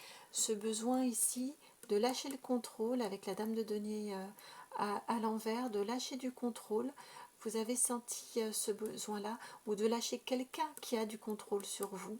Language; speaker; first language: French; native; French